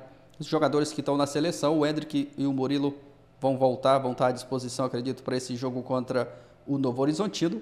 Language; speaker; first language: Portuguese; native; Portuguese